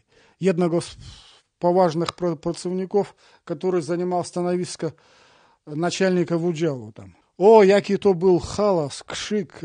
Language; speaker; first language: Polish; non-native, learner; Russian